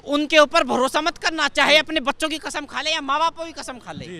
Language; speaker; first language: Hindi; native; Hindi